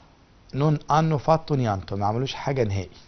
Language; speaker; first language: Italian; non-native, fluent; Arabic